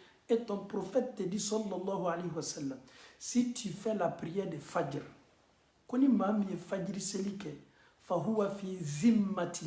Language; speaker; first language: French; non-native, local second language; Bambara